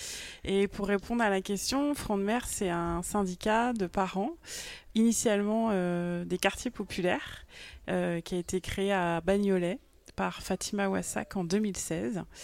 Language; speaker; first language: French; native; French